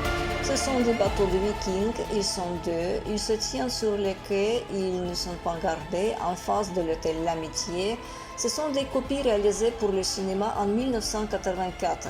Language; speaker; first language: French; non-native, fluent; Russian